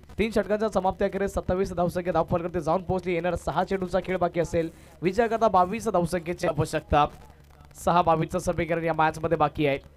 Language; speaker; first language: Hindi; non-native, local second language; Marathi